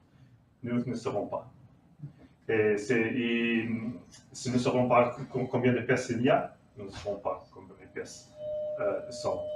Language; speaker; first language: French; non-native, learner; Portuguese